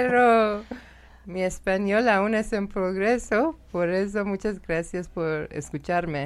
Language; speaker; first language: Spanish; non-native, learner; Persian